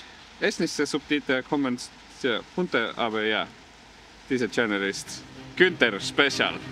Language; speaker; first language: German; non-native, learner; Estonian